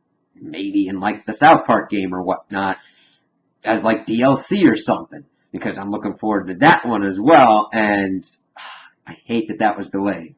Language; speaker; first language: English; native; English